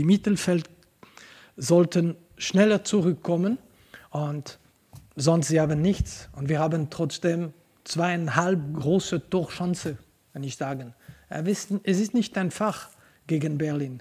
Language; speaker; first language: German; non-native, local second language; French